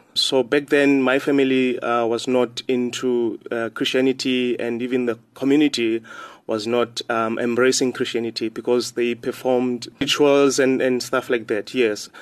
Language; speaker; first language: English; non-native, local second language; Xhosa